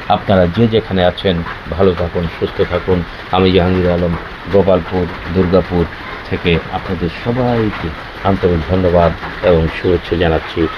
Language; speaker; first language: Bangla; native; Bangla